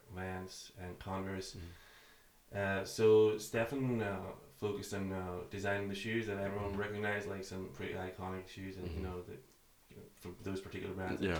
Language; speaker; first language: English; non-native, fluent; Greek